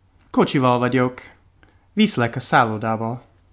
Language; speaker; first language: Hungarian; non-native, learner; English